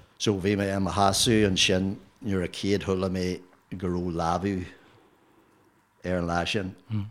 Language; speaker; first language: Irish; non-native, local second language; English